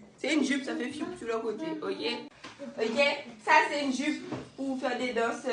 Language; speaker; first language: French; native; French